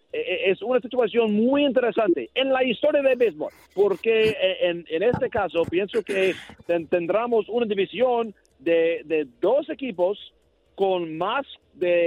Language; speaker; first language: Spanish; non-native, learner; English